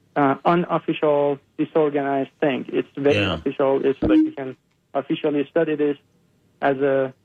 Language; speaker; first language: English; non-native, fluent; Persian